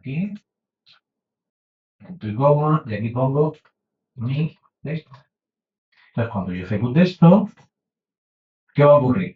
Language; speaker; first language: Spanish; native; Spanish